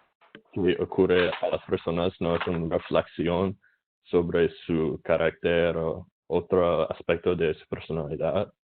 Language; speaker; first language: Spanish; non-native, learner; English